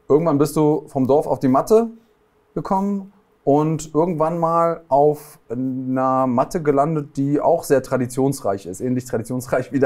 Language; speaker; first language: German; native; German